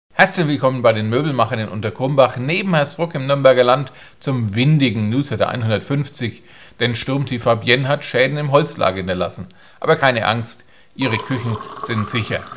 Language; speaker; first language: German; native; German